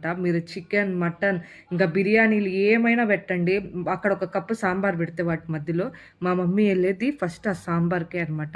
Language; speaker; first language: Telugu; native; Telugu